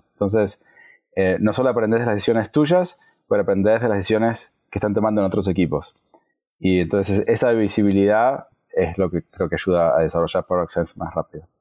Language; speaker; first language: Spanish; native; Spanish